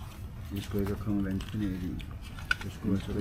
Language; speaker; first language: Danish; native; Danish